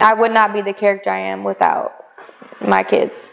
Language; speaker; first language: English; native; English